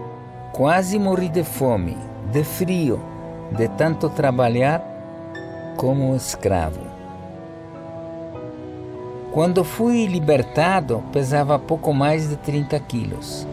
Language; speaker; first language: Portuguese; non-native, fluent; Polish